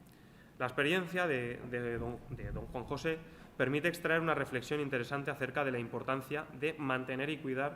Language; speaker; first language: Spanish; native; Spanish